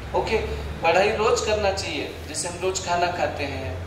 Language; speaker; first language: Hindi; non-native, local second language; Marathi